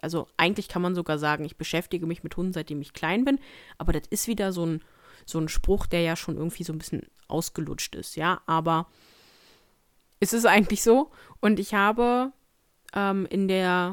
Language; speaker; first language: German; native; German